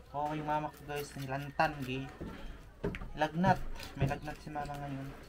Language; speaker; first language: Filipino; non-native, local second language; Cebuano